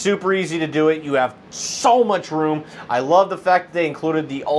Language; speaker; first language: English; native; English